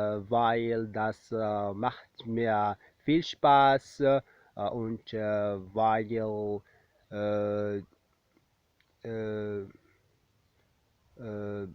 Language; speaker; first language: German; non-native, learner; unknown